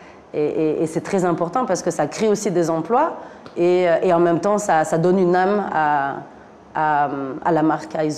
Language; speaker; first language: French; native; French